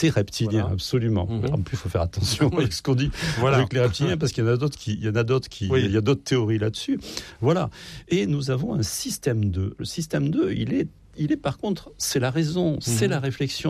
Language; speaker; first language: French; native; French